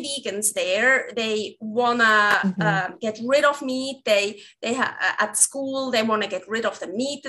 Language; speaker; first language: English; non-native, fluent; Swiss German